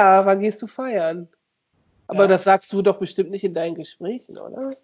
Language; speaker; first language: German; native; German